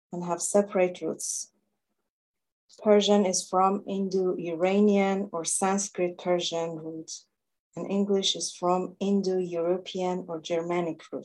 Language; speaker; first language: English; non-native, fluent; Persian